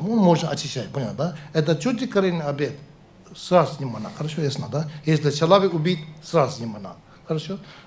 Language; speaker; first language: Russian; non-native, learner; Tibetan